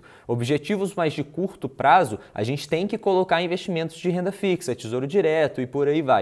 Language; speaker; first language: Portuguese; native; Portuguese